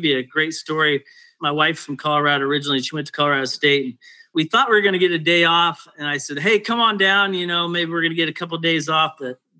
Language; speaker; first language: English; native; English